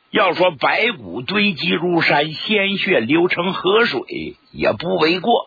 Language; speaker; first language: Chinese; native; Chinese